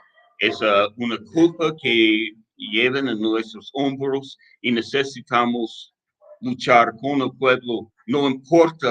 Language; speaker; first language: Spanish; non-native, learner; English